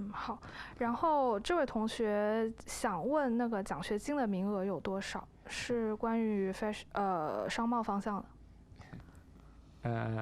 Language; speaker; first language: Chinese; native; Chinese